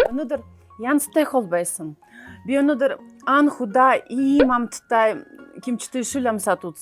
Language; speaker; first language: Mongolian; non-native, learner; Russian